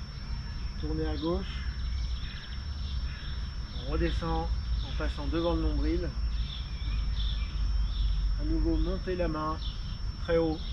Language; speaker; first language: French; native; French